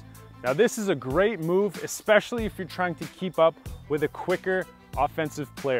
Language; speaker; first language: English; native; English